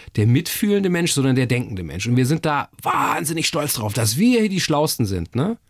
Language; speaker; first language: German; native; German